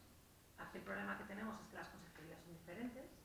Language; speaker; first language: Spanish; native; Spanish